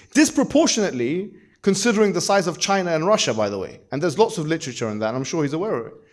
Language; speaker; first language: English; native; English